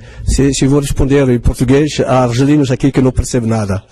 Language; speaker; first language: Portuguese; non-native, fluent; Arabic